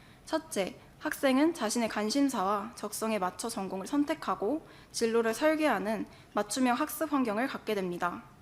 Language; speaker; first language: Korean; native; Korean